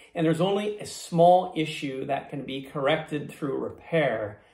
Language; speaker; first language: English; native; English